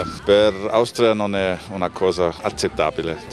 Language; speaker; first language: Italian; non-native, fluent; German